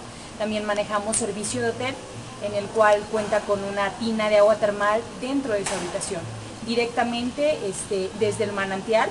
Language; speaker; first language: Spanish; native; Spanish